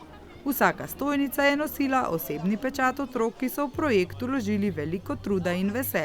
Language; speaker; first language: Slovenian; native; Slovenian